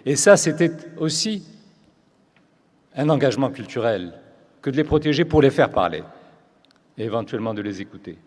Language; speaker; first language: French; non-native, local second language; Arabic